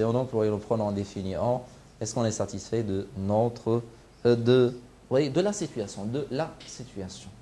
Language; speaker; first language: French; non-native, local second language; Arabic